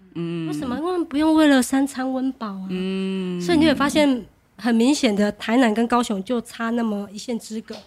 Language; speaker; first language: Chinese; native; Chinese